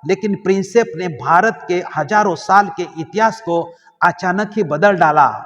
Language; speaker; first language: Hindi; non-native, local second language; Marathi